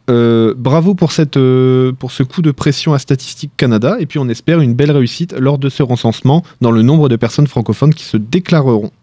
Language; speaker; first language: French; native; French